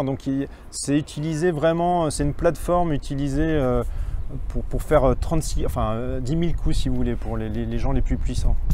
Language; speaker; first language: French; native; French